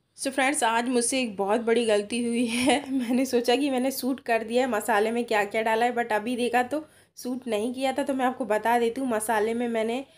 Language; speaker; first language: Hindi; non-native, local second language; Odia